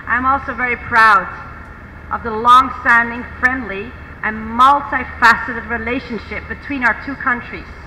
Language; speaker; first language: English; non-native, fluent; Dutch